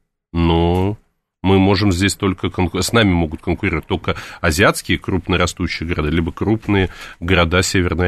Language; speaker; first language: Russian; native; Russian